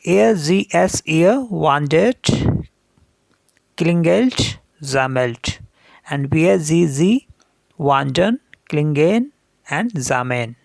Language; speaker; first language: German; non-native, learner; Hindi